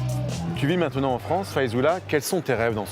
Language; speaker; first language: French; native; French